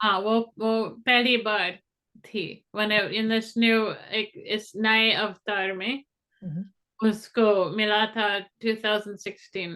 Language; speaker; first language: Hindi; non-native, fluent; English